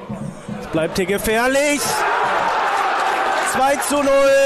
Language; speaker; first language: German; native; German